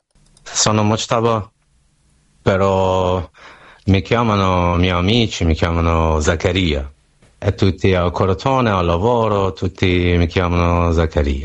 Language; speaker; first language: Italian; non-native, learner; Persian